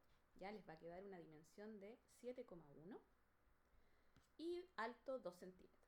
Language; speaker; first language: Spanish; native; Spanish